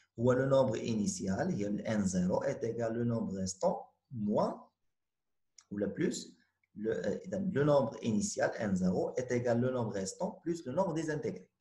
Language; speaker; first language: French; non-native, local second language; Arabic